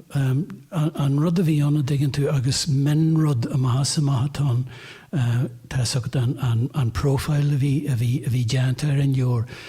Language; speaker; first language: Irish; native; Irish